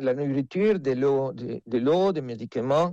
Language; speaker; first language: French; non-native, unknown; Spanish